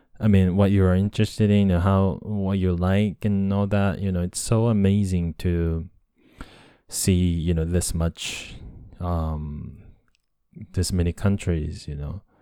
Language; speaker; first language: English; non-native, fluent; Japanese